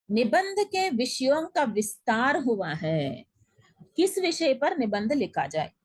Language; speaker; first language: Hindi; non-native, local second language; Telugu